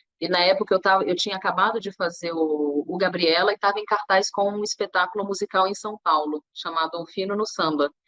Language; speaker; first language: Portuguese; native; Portuguese